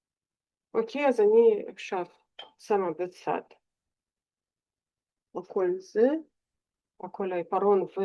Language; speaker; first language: Hebrew; non-native, fluent; Russian